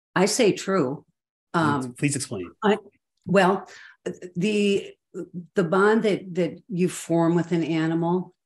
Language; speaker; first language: English; native; English